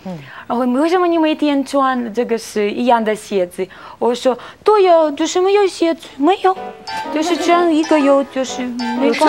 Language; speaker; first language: Chinese; non-native, learner; Russian